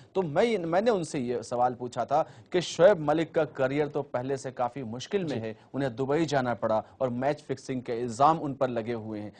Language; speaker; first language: Hindi; native; Hindi